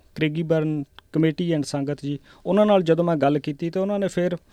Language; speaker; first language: Punjabi; native; Punjabi